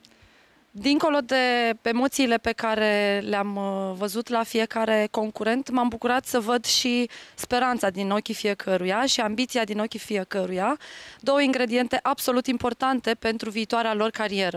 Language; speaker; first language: Romanian; native; Romanian